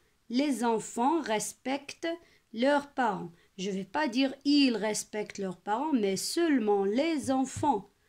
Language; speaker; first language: French; non-native, local second language; Arabic